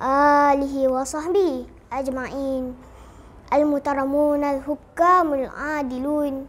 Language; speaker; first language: Arabic; non-native, learner; Malay